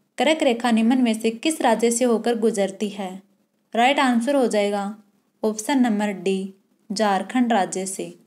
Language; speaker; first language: Hindi; native; Hindi